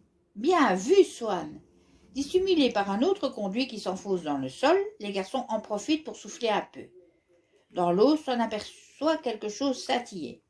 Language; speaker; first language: French; native; French